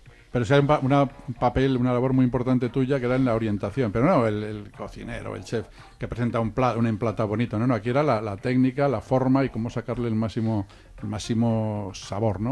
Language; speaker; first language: Spanish; native; Spanish